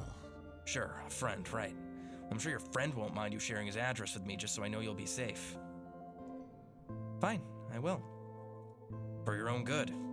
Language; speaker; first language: English; native; English